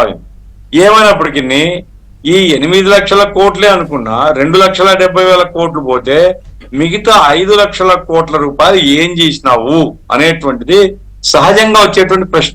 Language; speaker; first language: Telugu; native; Telugu